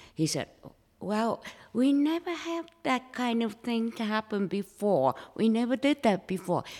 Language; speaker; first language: English; non-native, fluent; Japanese